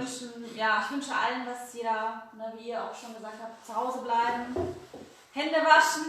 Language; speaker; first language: German; native; German